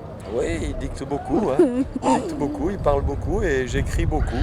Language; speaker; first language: French; native; French